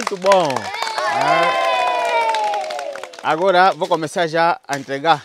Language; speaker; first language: Portuguese; non-native, learner; Vietnamese